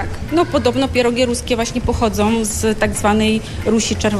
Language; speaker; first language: Polish; non-native, fluent; Ukrainian